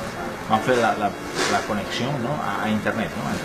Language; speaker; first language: French; non-native, learner; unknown